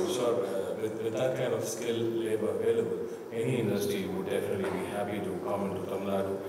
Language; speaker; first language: English; non-native, local second language; Tamil